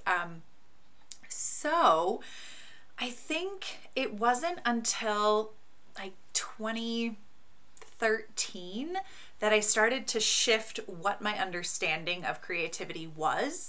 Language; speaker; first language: English; native; English